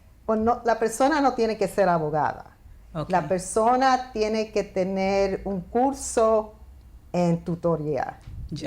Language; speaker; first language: Spanish; early bilingual, heritage; Spanish